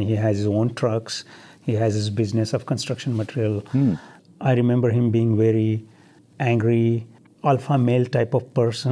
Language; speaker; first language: English; non-native, local second language; Marathi